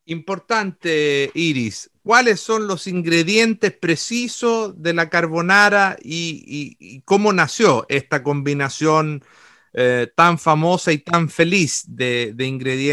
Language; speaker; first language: Spanish; native; Spanish